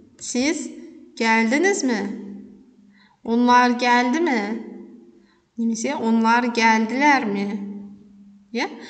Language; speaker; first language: Turkish; non-native, fluent; Kazakh